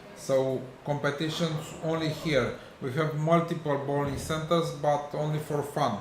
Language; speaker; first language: English; non-native, learner; Romanian